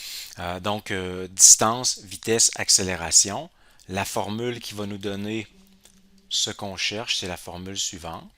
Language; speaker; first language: French; native; French